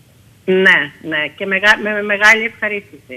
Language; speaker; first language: Greek; early bilingual, heritage; Greek